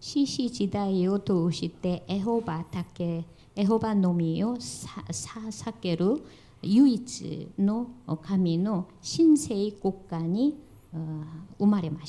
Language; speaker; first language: Japanese; non-native, fluent; Korean